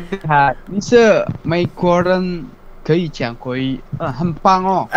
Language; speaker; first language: Chinese; non-native, learner; Indonesian